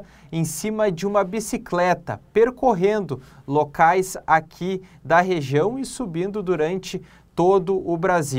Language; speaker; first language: Portuguese; native; Portuguese